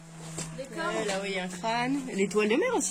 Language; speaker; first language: French; native; French